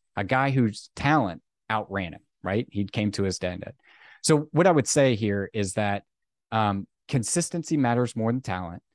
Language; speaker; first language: English; native; English